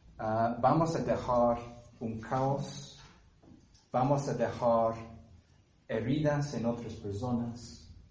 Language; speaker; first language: Spanish; non-native, fluent; English